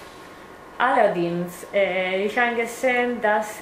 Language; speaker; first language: German; non-native, fluent; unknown